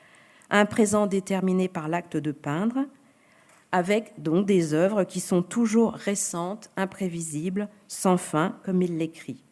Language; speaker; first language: French; native; French